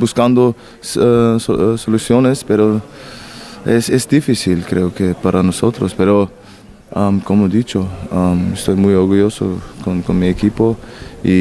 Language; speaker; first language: Spanish; non-native, learner; German